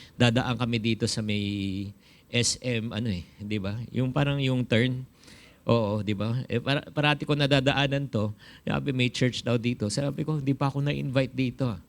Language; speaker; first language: Filipino; native; Filipino